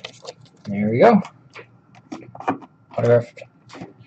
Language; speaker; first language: English; native; English